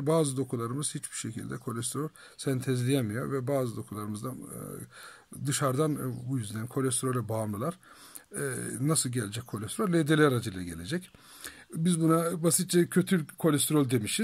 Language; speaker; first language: Turkish; native; Turkish